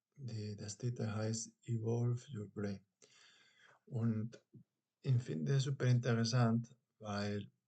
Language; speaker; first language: German; non-native, fluent; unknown